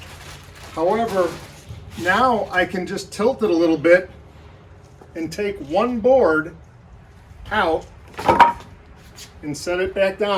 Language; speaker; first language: English; native; English